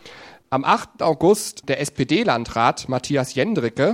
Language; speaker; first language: German; native; German